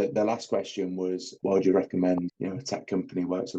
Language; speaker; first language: English; native; English